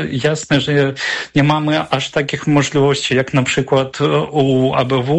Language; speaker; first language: Polish; non-native, fluent; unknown